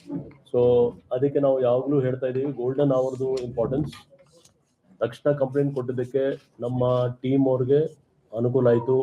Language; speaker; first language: Kannada; non-native, fluent; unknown